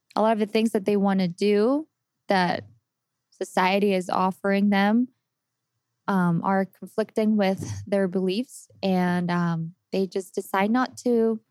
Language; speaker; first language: English; non-native, fluent; Spanish